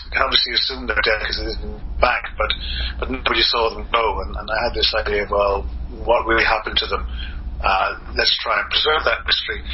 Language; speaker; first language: English; native; English